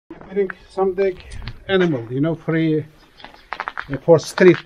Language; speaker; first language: English; non-native, learner; Turkish